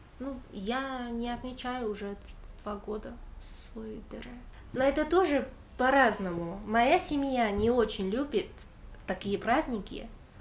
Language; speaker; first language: Russian; non-native, fluent; Chinese